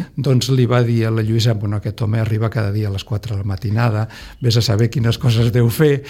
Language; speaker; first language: Catalan; non-native, local second language; Spanish